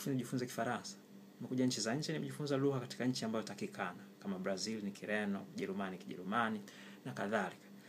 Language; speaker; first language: Swahili; non-native, local second language; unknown